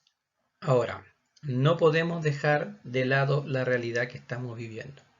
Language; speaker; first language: Spanish; native; Spanish